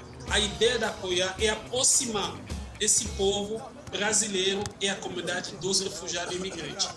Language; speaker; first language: Portuguese; non-native, fluent; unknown